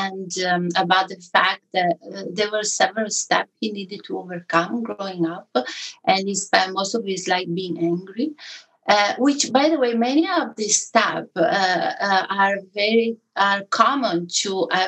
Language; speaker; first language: English; non-native, fluent; Italian